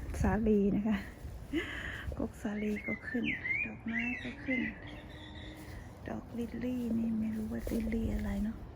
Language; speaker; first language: Thai; non-native, local second language; Lao